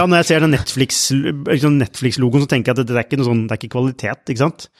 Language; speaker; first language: Norwegian; native; Norwegian